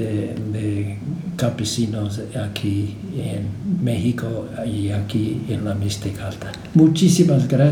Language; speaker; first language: Spanish; non-native, fluent; English